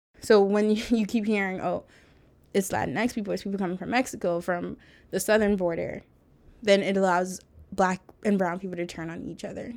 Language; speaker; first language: English; early bilingual, other home language; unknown